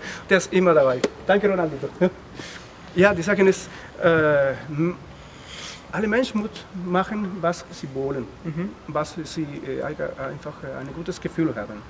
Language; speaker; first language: German; non-native, learner; Spanish